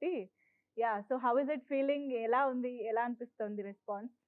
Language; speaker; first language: Telugu; native; Telugu